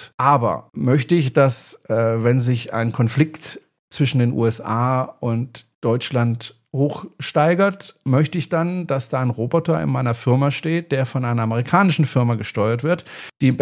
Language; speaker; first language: German; native; German